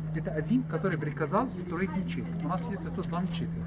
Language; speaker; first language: Russian; non-native, learner; Arabic